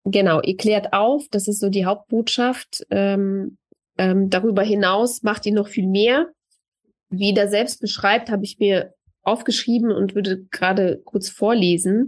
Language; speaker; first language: German; early bilingual, other home language; Russian